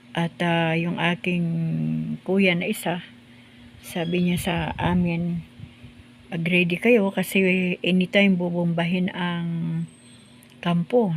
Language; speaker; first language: Filipino; non-native, local second language; Cebuano